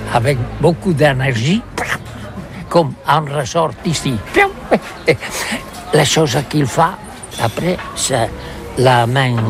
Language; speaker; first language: French; non-native, learner; Catalan